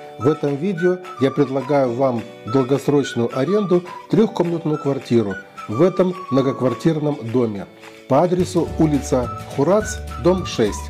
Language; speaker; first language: Russian; native; Russian